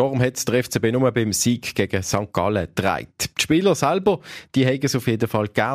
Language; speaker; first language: German; native; German